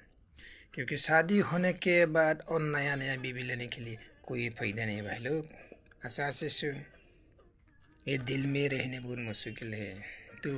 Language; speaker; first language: Hindi; non-native, local second language; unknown